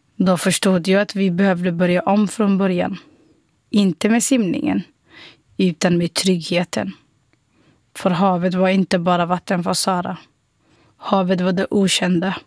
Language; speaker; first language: Swedish; non-native, fluent; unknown